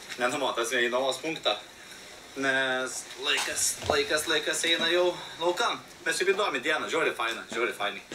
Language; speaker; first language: Lithuanian; native; Lithuanian